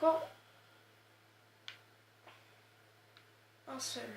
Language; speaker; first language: French; native; French